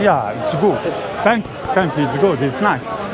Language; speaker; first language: English; non-native, learner; Arabic